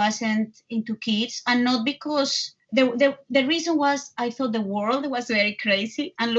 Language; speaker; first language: English; non-native, fluent; Spanish